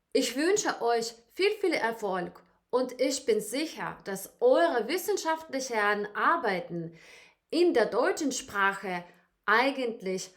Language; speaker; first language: German; non-native, fluent; Ukrainian